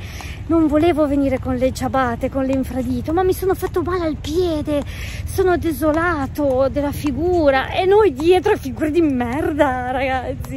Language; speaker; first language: Italian; native; Italian